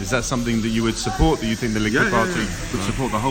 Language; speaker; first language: English; native; English